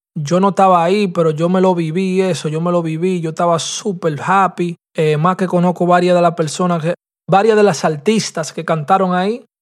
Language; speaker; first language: Spanish; early bilingual, heritage; Spanish